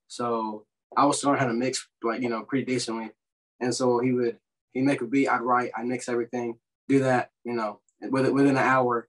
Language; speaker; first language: English; native; English